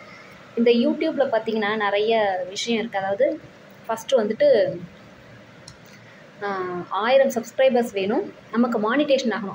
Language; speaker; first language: Tamil; native; Tamil